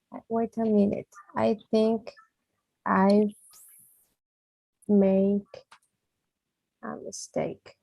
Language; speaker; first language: English; non-native, learner; Portuguese